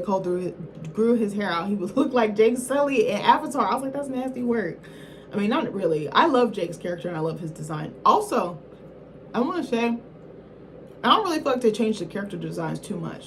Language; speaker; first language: English; native; English